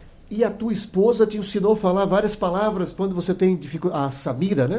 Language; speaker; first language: Portuguese; native; Portuguese